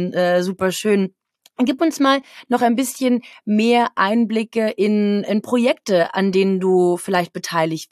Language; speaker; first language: German; native; German